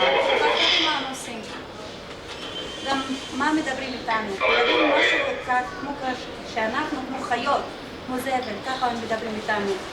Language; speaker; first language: Hebrew; non-native, local second language; Arabic